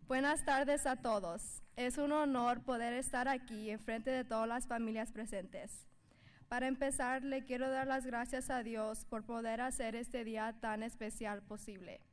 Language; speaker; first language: Spanish; early bilingual, heritage; Spanish